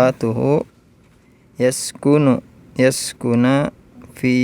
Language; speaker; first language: Arabic; non-native, learner; Indonesian